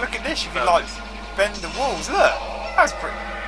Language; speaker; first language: English; native; English